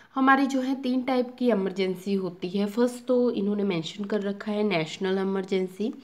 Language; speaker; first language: Hindi; native; Hindi